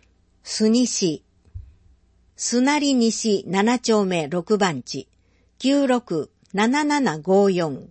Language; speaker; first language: Japanese; native; Japanese